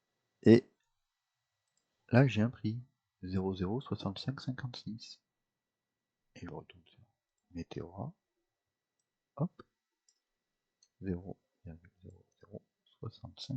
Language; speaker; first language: French; native; French